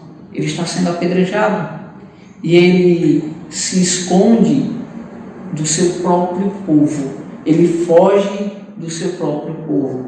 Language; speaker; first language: Portuguese; native; Portuguese